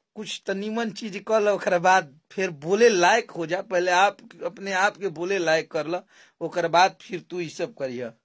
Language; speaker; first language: Hindi; native; Hindi